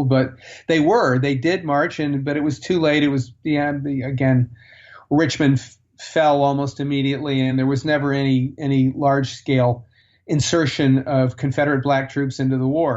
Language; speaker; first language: English; native; English